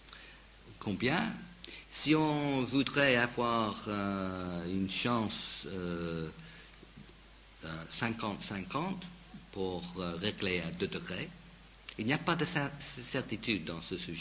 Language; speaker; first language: French; non-native, fluent; English